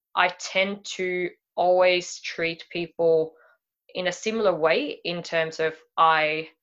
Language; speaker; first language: English; non-native, fluent; Swedish